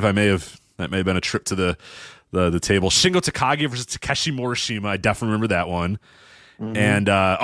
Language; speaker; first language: English; native; English